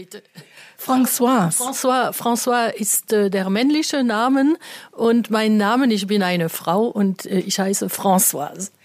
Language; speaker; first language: German; non-native, fluent; French